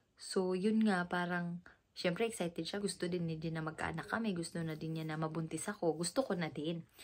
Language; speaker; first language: Filipino; non-native, local second language; Cebuano